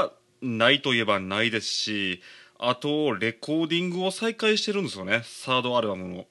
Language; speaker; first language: Japanese; native; Japanese